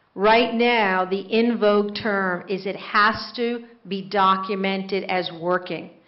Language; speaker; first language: English; native; English